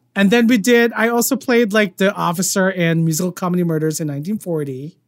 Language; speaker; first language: English; non-native, local second language; Filipino